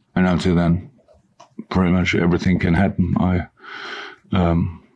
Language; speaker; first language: English; non-native, fluent; German